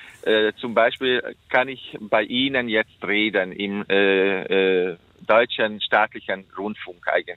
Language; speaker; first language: German; non-native, fluent; Hungarian